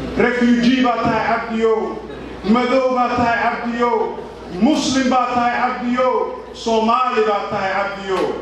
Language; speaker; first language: Somali; early bilingual, heritage; Somali